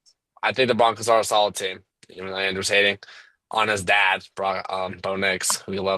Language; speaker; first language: English; native; English